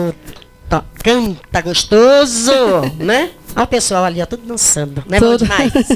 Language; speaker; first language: Portuguese; native; Portuguese